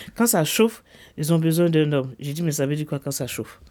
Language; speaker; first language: French; non-native, local second language; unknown